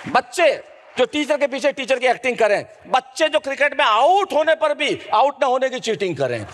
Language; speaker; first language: Hindi; native; Hindi